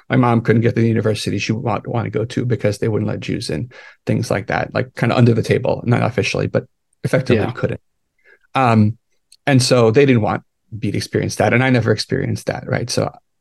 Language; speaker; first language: English; native; English